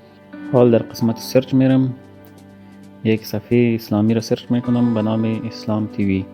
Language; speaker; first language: Persian; native; Persian